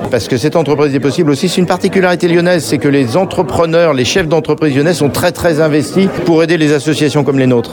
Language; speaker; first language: French; native; French